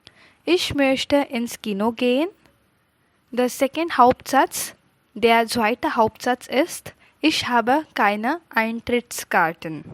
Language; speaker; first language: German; non-native, fluent; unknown